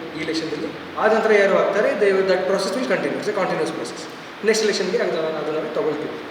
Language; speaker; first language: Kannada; non-native, fluent; Odia